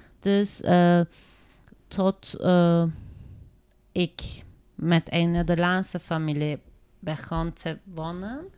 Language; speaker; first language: Dutch; non-native, learner; Turkish